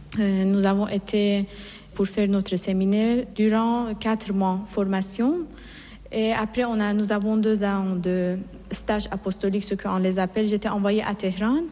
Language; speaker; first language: French; non-native, fluent; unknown